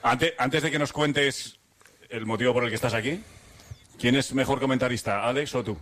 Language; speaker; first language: Spanish; native; Spanish